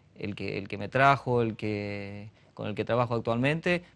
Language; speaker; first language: Spanish; native; Spanish